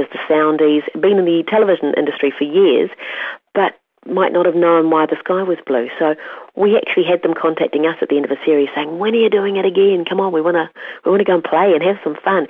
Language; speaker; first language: English; native; English